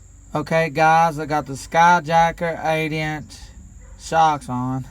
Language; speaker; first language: English; native; English